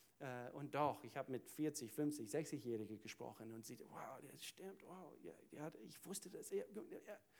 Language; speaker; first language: German; non-native, fluent; English